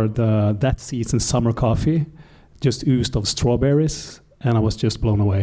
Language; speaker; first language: English; non-native, fluent; Swedish